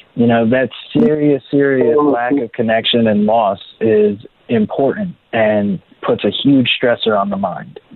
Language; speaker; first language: English; native; English